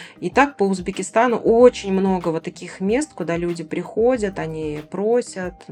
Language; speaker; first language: Russian; native; Russian